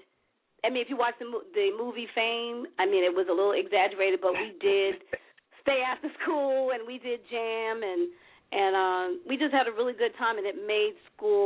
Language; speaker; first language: English; native; English